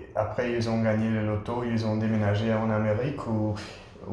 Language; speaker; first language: French; non-native, learner; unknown